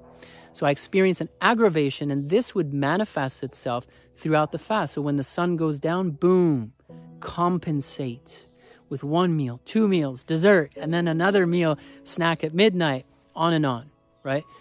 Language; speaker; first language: English; native; English